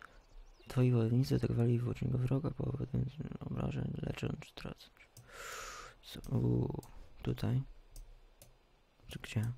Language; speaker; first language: Polish; early bilingual, heritage; Polish